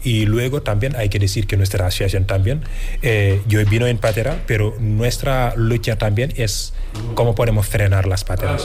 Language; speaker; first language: Spanish; non-native, fluent; Wolof